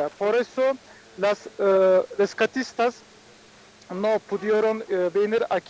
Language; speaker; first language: Spanish; non-native, fluent; Turkish